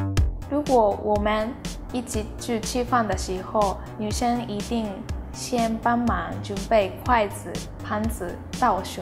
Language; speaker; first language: Chinese; non-native, fluent; Japanese